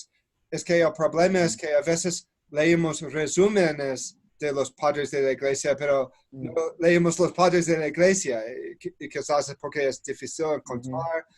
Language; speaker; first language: Spanish; non-native, fluent; English